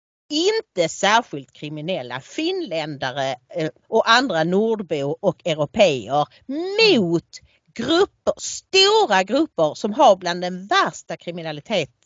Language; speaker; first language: Swedish; native; Swedish